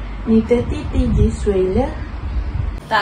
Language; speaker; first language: Chinese; non-native, learner; Malay